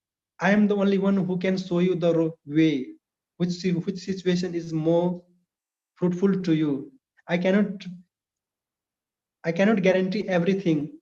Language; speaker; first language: English; non-native, local second language; Nepali